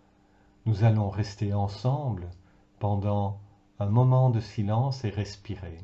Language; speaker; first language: French; native; French